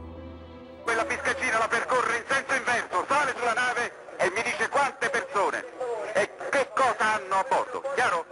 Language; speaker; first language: Italian; native; Italian